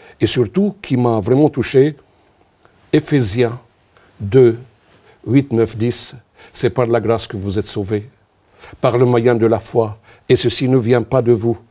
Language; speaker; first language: French; non-native, local second language; Arabic